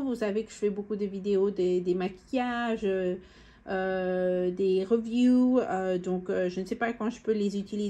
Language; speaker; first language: French; non-native, fluent; Spanish